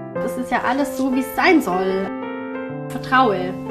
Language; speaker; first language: German; early bilingual, heritage; German